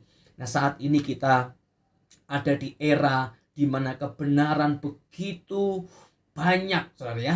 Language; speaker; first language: Indonesian; native; Indonesian